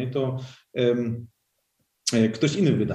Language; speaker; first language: Polish; early bilingual, heritage; Polish